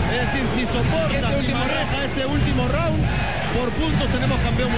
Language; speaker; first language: Spanish; native; Spanish